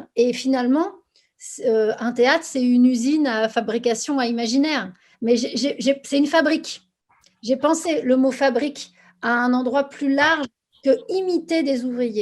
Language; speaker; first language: French; native; French